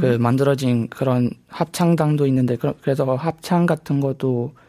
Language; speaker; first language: Korean; non-native, fluent; Burmese